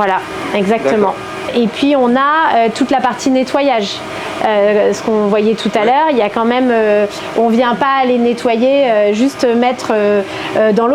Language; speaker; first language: French; native; French